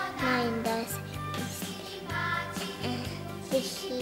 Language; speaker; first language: German; non-native, learner; Slovenian